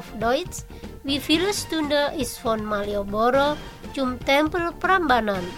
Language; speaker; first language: German; non-native, learner; Indonesian